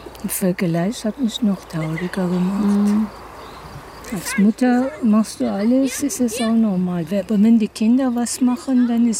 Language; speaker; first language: German; non-native, fluent; Persian